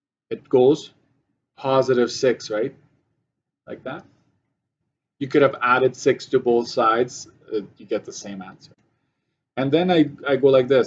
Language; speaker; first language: English; native; English